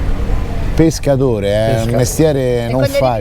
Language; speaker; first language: Italian; native; Italian